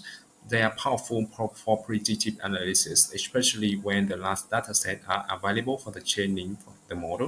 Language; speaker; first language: English; non-native, learner; Vietnamese